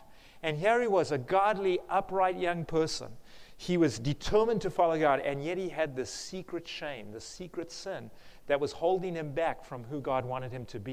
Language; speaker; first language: English; native; English